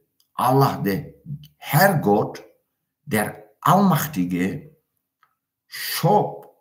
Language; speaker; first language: German; non-native, learner; Tajik